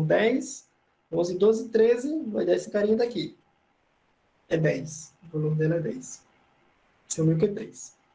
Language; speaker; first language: Portuguese; native; Portuguese